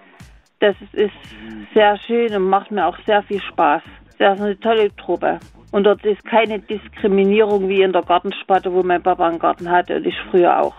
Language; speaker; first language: German; native; German